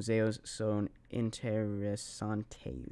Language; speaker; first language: Spanish; non-native, learner; English